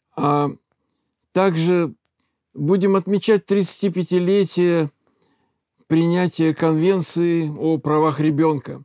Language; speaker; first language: Russian; native; Russian